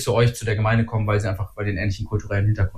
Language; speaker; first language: German; native; German